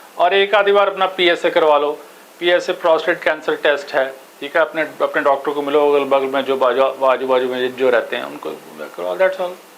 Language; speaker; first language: Hindi; non-native, local second language; Punjabi